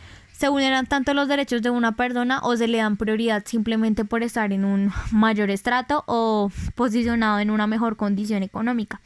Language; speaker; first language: Spanish; native; Spanish